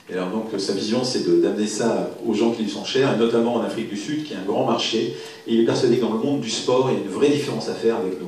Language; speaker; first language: French; native; French